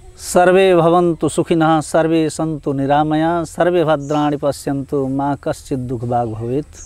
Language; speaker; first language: Nepali; non-native, local second language; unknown